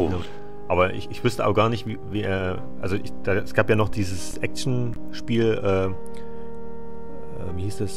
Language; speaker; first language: German; native; German